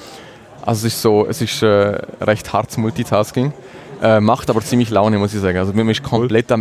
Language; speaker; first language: German; native; German